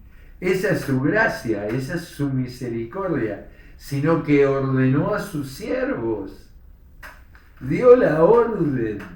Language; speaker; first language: Spanish; native; Spanish